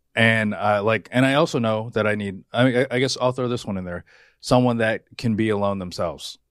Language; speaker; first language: English; native; English